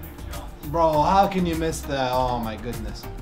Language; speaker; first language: English; non-native, learner; Arabic